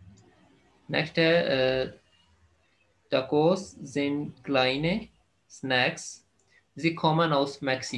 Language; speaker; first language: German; non-native, fluent; Urdu